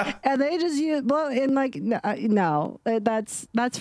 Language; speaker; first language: English; native; English